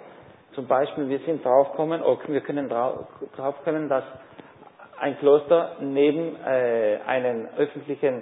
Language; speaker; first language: German; non-native, fluent; Spanish